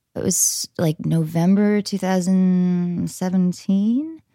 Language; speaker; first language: English; native; English